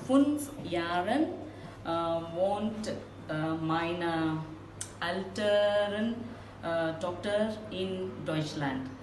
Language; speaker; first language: German; non-native, learner; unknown